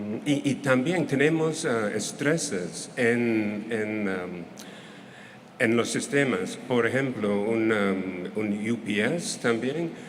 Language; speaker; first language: Spanish; non-native, fluent; English